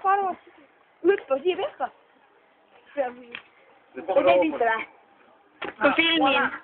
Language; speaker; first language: Estonian; native; Estonian